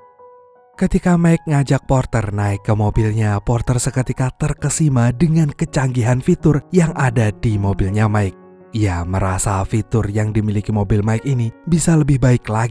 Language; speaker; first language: Indonesian; native; Indonesian